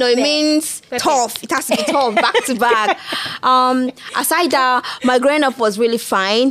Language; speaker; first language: English; non-native, local second language; Igbo